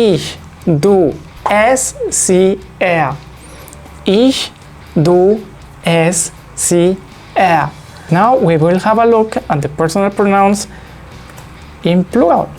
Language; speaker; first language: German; non-native, learner; Spanish